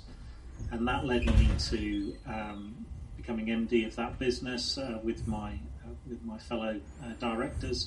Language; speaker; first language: English; native; English